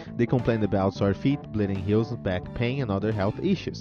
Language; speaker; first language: English; non-native, fluent; Portuguese